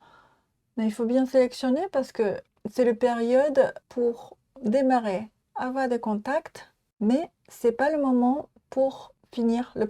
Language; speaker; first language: French; non-native, learner; Japanese